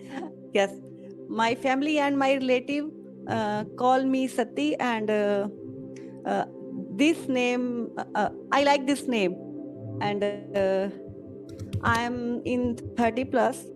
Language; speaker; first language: English; non-native, learner; Punjabi